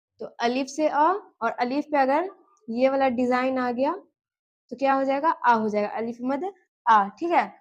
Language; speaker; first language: Hindi; native; Hindi